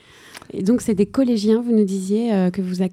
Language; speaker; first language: French; native; French